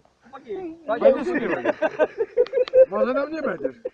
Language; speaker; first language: Polish; non-native, learner; Slovenian